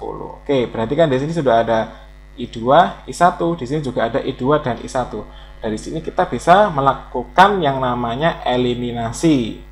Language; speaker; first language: Indonesian; native; Indonesian